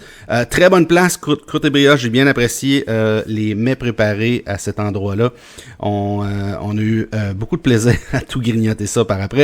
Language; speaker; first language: French; native; French